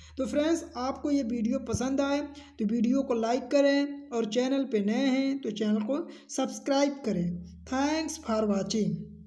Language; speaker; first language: Hindi; native; Hindi